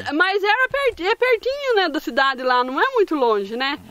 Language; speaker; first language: Portuguese; native; Portuguese